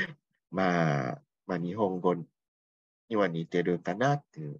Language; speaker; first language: Japanese; non-native, fluent; Thai